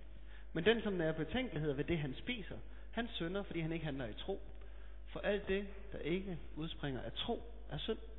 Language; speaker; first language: Danish; native; Danish